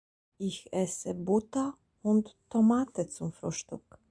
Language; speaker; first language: German; non-native, fluent; Serbian